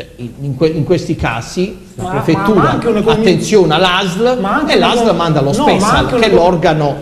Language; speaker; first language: Italian; native; Italian